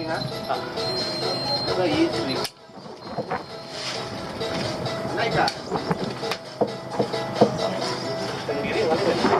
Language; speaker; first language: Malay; non-native, local second language; Chinese